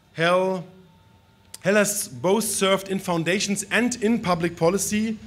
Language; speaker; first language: English; non-native, fluent; German